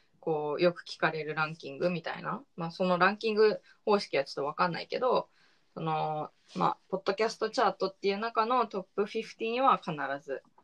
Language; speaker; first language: Japanese; early bilingual, heritage; Japanese